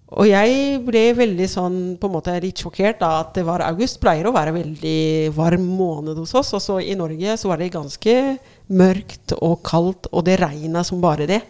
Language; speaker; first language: Norwegian; non-native, fluent; Arabic